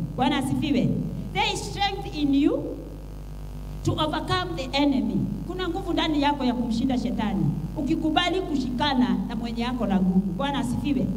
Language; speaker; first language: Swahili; non-native, local second language; Kikuyu